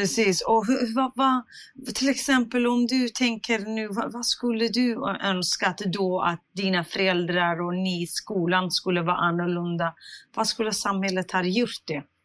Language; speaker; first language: Swedish; non-native, fluent; Central Kurdish